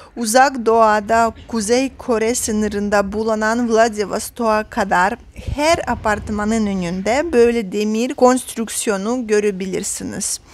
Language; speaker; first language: Turkish; non-native, fluent; Russian